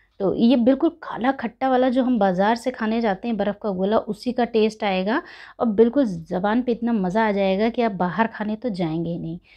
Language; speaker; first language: Hindi; native; Hindi